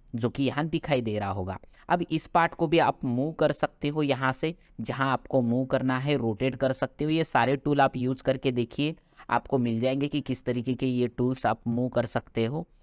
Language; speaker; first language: Hindi; non-native, local second language; Marathi